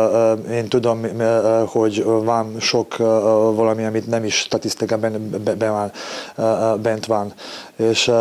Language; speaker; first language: Hungarian; non-native, learner; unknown